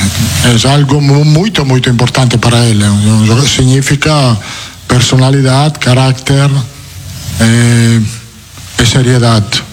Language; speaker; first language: Portuguese; non-native, fluent; Italian